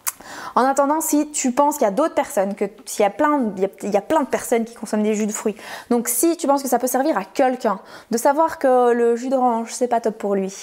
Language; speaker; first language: French; native; French